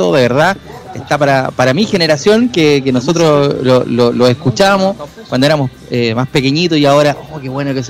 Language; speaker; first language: Spanish; native; Spanish